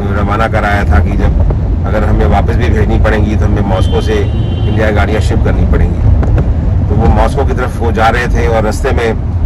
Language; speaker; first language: Hindi; non-native, local second language; Punjabi